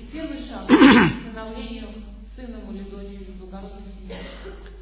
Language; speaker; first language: Russian; native; Russian